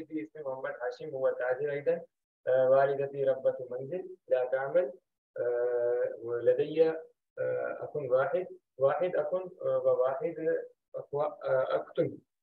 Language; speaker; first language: Arabic; non-native, learner; Urdu